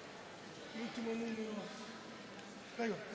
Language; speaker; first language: Italian; native; Italian